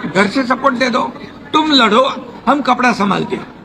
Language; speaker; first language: Hindi; non-native, local second language; Marathi